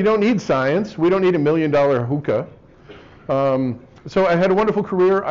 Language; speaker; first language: English; native; English